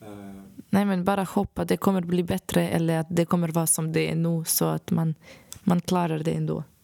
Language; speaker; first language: Swedish; non-native, fluent; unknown